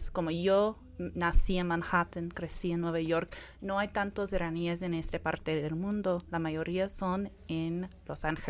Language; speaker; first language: Spanish; non-native, fluent; English